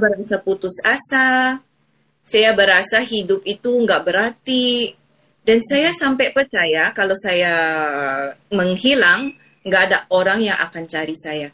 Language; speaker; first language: Indonesian; non-native, fluent; Filipino